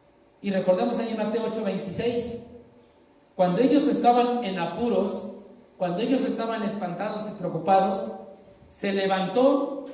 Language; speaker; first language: Spanish; native; Spanish